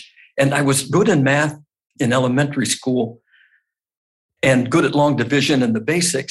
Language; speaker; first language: English; native; English